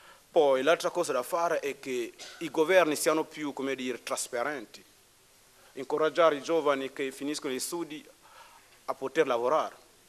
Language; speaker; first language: Italian; non-native, fluent; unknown